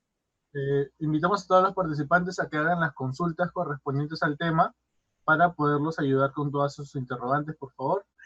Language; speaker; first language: Spanish; native; Spanish